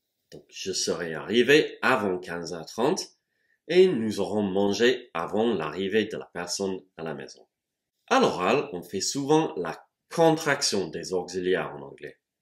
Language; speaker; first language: French; non-native, fluent; English